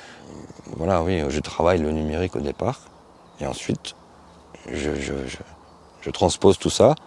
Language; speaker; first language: French; native; French